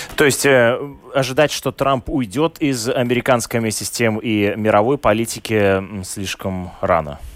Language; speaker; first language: Russian; native; Russian